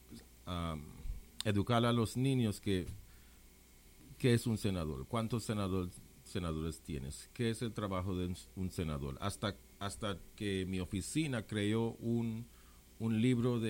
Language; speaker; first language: Spanish; non-native, local second language; English